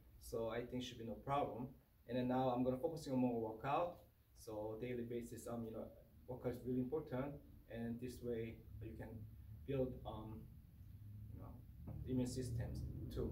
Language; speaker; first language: English; non-native, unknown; Korean